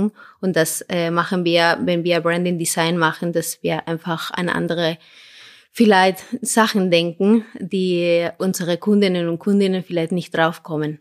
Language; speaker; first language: German; non-native, fluent; Spanish